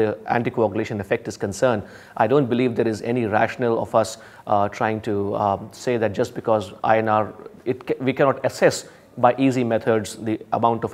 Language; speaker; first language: English; non-native, local second language; Hindi